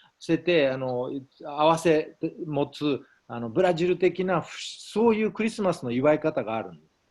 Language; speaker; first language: Japanese; native; Japanese